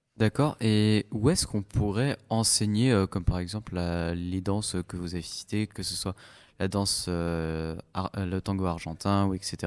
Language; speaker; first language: French; native; French